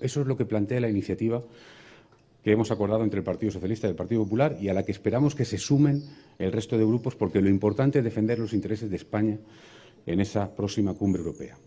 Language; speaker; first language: Spanish; native; Spanish